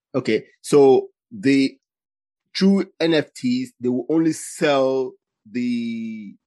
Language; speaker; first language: English; non-native, local second language; Igbo